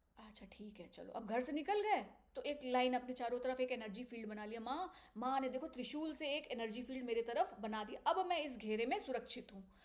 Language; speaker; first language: Hindi; native; Hindi